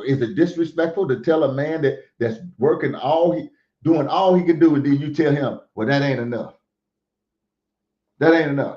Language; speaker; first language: English; native; English